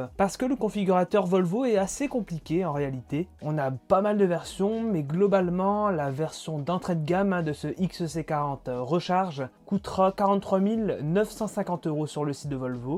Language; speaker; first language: French; native; French